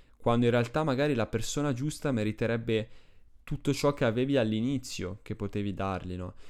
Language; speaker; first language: Italian; early bilingual, other home language; Spanish